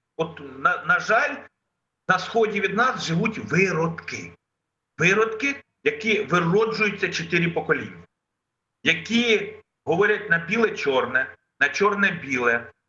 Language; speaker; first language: Ukrainian; non-native, local second language; Russian